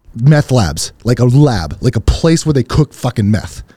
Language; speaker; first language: English; early bilingual, other home language; Chinese